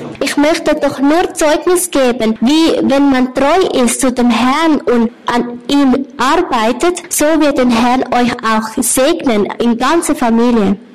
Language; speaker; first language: German; non-native, learner; Thai